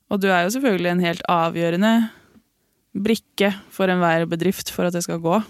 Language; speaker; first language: Norwegian; native; Norwegian